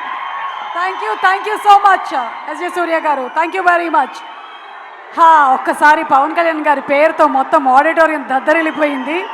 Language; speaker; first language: Telugu; native; Telugu